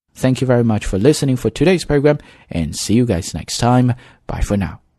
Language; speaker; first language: English; non-native, fluent; Chinese